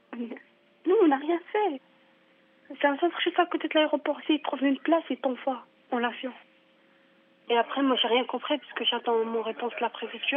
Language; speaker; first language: French; non-native, fluent; Arabic